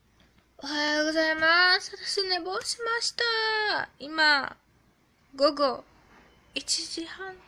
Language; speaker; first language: Japanese; non-native, fluent; German